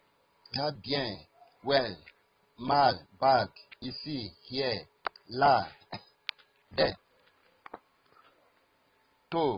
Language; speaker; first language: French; non-native, learner; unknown